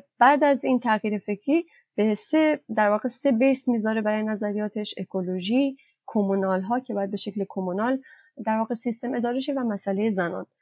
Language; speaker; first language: Persian; non-native, local second language; Kurdish